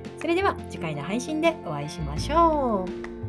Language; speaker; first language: Japanese; native; Japanese